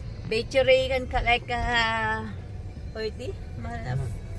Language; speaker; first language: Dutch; non-native, learner; Filipino